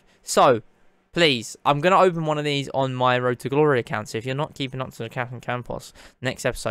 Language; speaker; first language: English; native; English